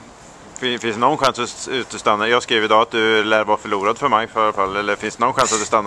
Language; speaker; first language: Swedish; native; Swedish